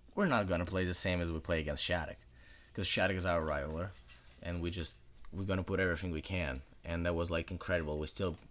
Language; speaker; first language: English; non-native, fluent; Russian